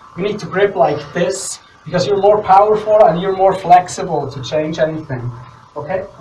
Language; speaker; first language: English; non-native, fluent; Swiss German